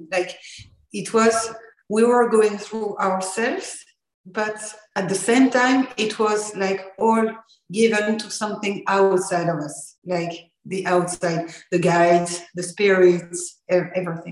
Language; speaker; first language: English; non-native, fluent; French